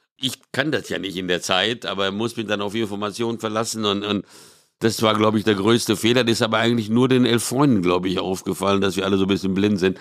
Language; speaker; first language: German; early bilingual, other home language; Hungarian